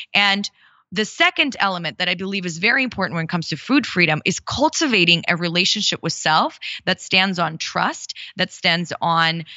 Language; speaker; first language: English; early bilingual, other home language; Russian